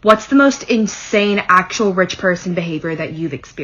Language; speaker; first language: English; native; English